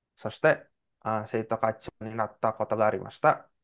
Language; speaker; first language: Japanese; non-native, fluent; Indonesian